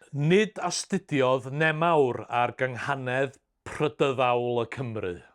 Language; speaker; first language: Welsh; native; Welsh